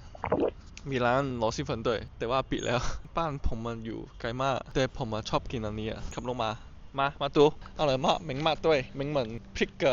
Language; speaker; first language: Thai; non-native, learner; Chinese